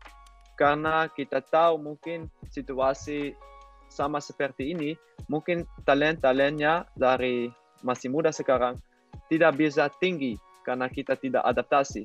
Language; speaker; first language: Indonesian; non-native, learner; Dutch